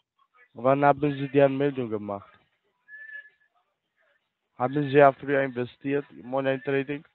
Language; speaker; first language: German; non-native, learner; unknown